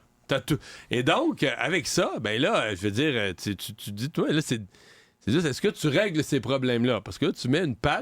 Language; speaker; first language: French; native; French